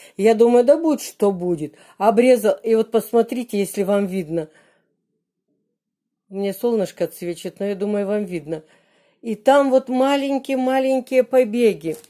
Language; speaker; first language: Russian; native; Russian